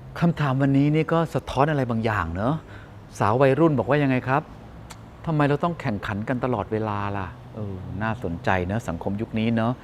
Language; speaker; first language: Thai; native; Thai